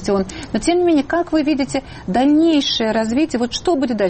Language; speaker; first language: Russian; native; Russian